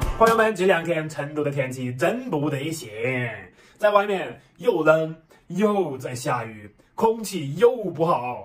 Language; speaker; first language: Chinese; non-native, fluent; German